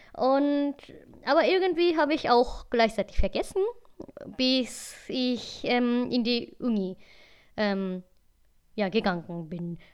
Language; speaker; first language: German; non-native, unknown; Japanese